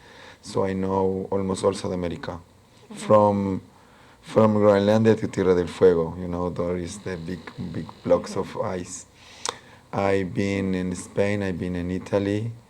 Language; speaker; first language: English; non-native, local second language; Spanish